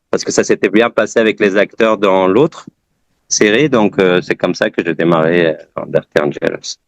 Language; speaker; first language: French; early bilingual, other home language; Persian